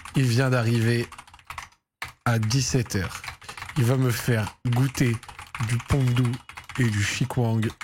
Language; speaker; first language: French; early bilingual, other home language; Arabic